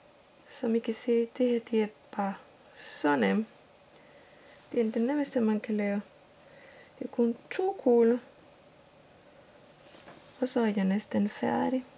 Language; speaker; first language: Danish; non-native, fluent; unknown